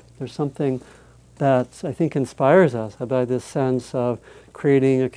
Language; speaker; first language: English; native; English